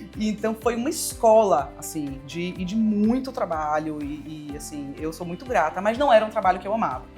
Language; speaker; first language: Portuguese; early bilingual, heritage; Portuguese